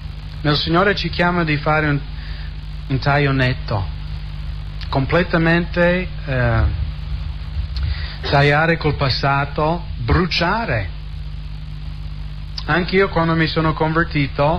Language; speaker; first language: Italian; non-native, fluent; English